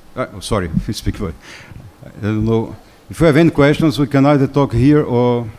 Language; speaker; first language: English; non-native, fluent; Portuguese